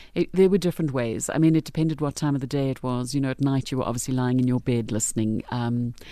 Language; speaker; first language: English; native; English